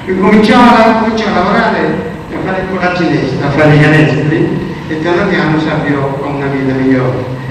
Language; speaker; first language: Italian; native; Italian